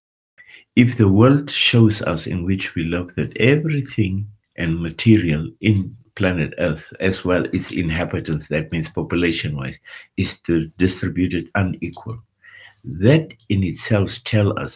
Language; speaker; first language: English; non-native, local second language; Afrikaans